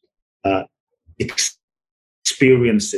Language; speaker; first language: English; native; English